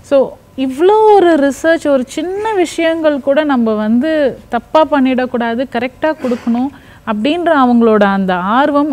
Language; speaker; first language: Tamil; native; Tamil